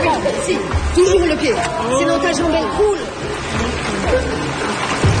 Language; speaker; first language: French; native; French